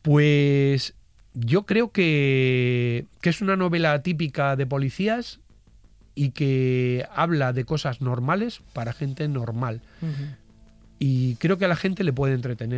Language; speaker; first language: Spanish; native; Spanish